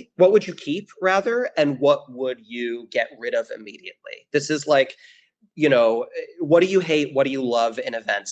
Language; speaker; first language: English; native; English